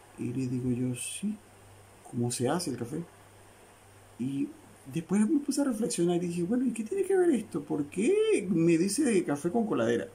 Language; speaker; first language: Spanish; native; Spanish